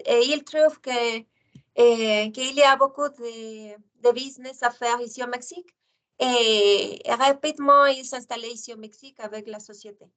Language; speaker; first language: French; non-native, fluent; Spanish